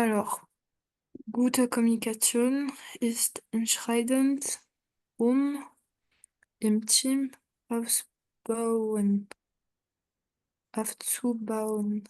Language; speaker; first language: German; non-native, learner; French